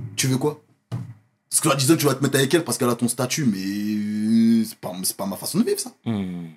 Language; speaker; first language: French; native; French